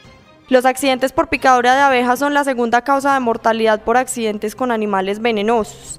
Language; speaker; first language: Spanish; native; Spanish